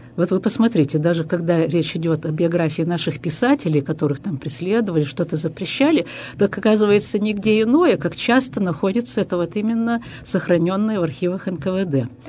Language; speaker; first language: Russian; early bilingual, heritage; Russian